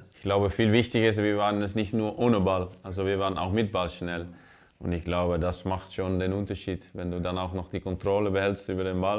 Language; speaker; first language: German; non-native, fluent; Dutch